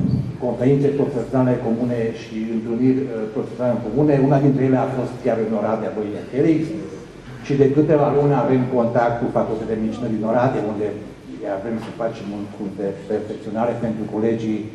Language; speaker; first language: Romanian; non-native, fluent; Hungarian